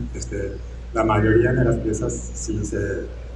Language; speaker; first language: Spanish; non-native, fluent; Japanese